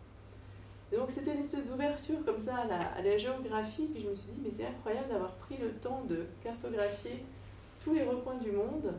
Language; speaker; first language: French; native; French